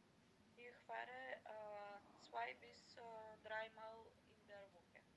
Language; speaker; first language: German; non-native, learner; Macedonian